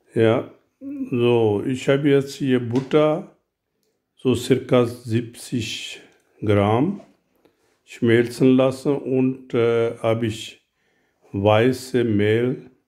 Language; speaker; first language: German; non-native, learner; Urdu